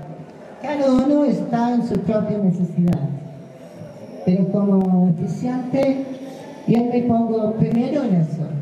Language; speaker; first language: Spanish; non-native, fluent; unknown